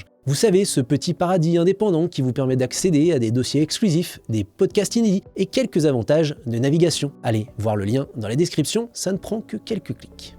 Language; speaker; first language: French; native; French